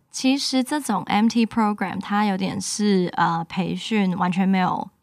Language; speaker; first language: Chinese; non-native, local second language; Cantonese